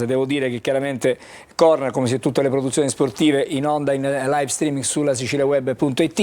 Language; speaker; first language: Italian; native; Italian